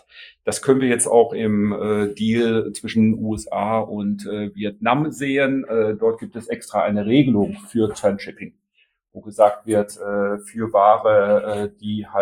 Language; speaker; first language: German; native; German